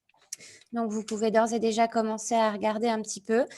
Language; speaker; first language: French; native; French